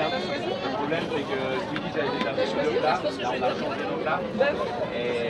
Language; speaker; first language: French; native; French